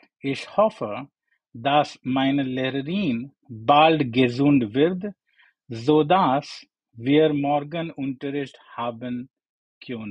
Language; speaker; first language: German; non-native, learner; English